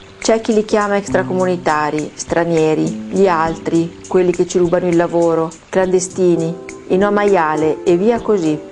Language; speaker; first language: Italian; native; Italian